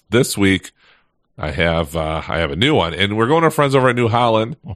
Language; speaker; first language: English; native; English